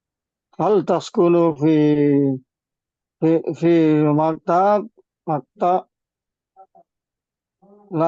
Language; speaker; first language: Arabic; non-native, learner; Indonesian